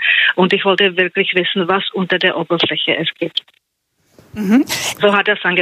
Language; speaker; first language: German; non-native, fluent; Czech